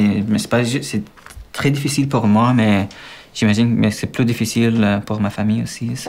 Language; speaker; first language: French; non-native, fluent; Arabic